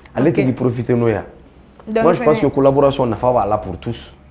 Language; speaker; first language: French; non-native, local second language; Tamasheq